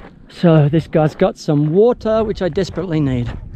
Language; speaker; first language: English; native; English